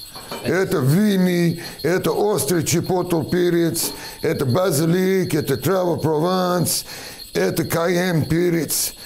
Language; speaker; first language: Russian; non-native, learner; English